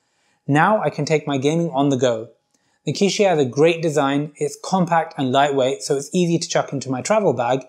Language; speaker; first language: English; native; English